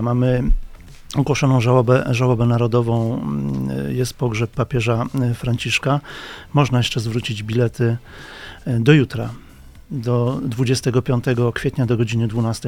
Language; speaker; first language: Polish; native; Polish